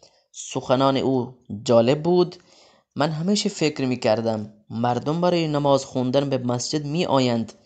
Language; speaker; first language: Persian; non-native, fluent; Urdu